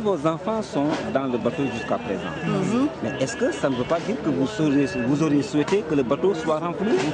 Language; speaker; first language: French; native; French